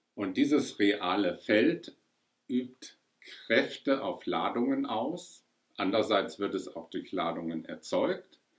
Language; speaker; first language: German; native; German